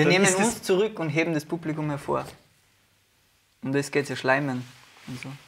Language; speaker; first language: German; native; German